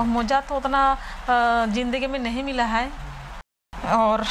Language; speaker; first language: Hindi; non-native, local second language; Santali